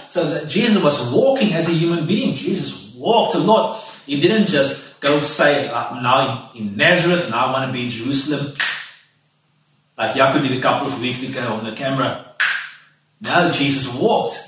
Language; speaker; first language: English; non-native, local second language; Afrikaans